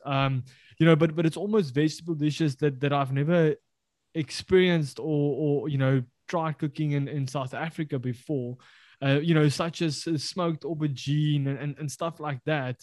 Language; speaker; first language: English; non-native, local second language; Afrikaans